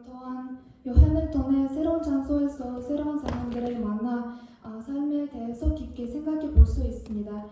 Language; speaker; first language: Korean; non-native, learner; Kazakh